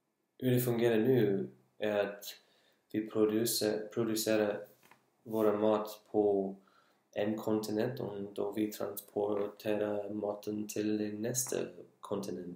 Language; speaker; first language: Swedish; non-native, learner; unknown